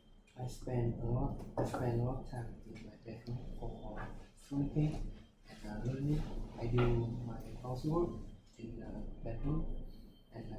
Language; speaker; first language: English; non-native, learner; Vietnamese